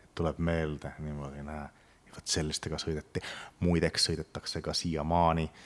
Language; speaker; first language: Estonian; non-native, fluent; Finnish